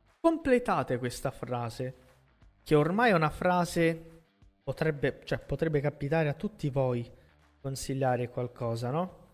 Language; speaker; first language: Italian; non-native, fluent; Portuguese